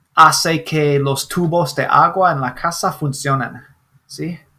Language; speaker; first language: Spanish; non-native, fluent; English